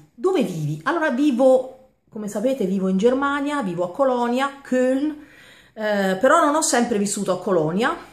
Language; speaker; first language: Italian; native; Italian